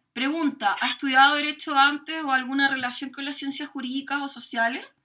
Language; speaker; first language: Spanish; native; Spanish